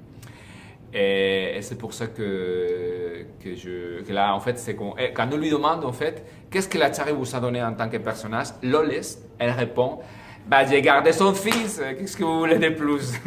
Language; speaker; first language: French; non-native, fluent; Spanish